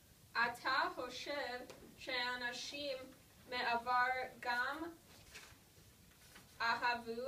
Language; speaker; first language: Hebrew; non-native, learner; English